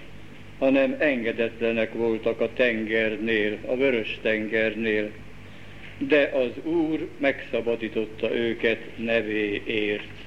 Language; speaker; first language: Hungarian; native; Hungarian